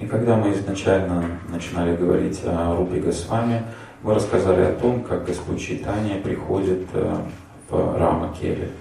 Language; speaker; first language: Russian; native; Russian